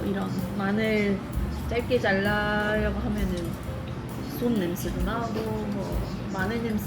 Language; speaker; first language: Korean; non-native, fluent; Swedish